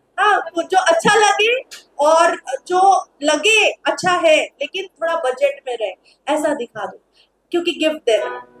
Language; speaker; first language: Hindi; non-native, local second language; Marathi